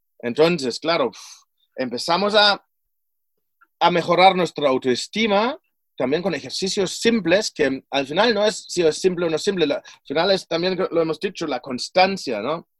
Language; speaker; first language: Spanish; non-native, fluent; German